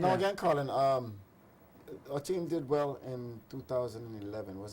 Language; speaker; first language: English; native; English